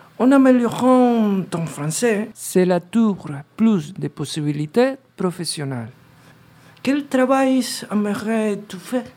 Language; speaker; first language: French; non-native, learner; Spanish